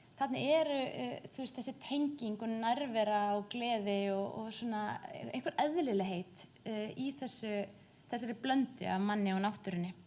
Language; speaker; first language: Icelandic; native; Icelandic